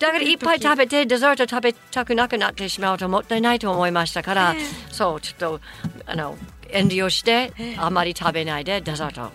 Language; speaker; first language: Japanese; non-native, fluent; English